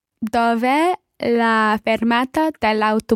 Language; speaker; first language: Italian; non-native, learner; English